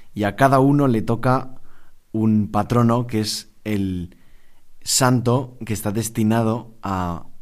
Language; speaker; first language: Spanish; native; Spanish